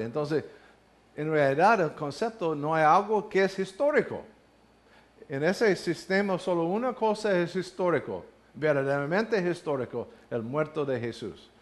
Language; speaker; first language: Spanish; non-native, fluent; English